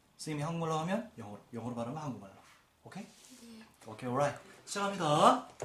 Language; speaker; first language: Korean; native; Korean